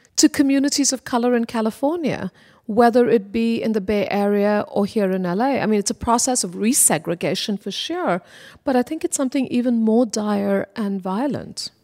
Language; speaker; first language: English; non-native, local second language; Bangla